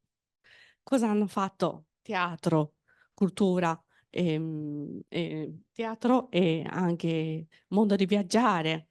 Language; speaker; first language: Italian; non-native, fluent; Japanese